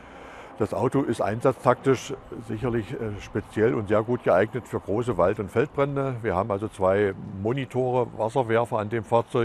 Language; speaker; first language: German; native; German